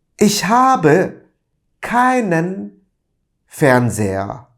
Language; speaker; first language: German; non-native, fluent; Turkish